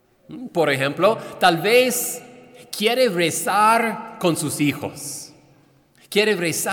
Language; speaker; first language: Spanish; non-native, fluent; English